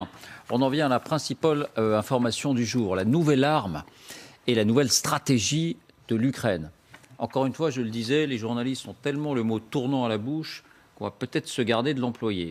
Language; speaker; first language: French; native; French